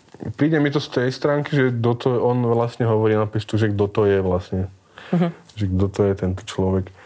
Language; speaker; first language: Slovak; native; Slovak